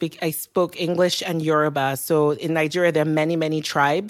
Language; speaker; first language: English; non-native, local second language; Yoruba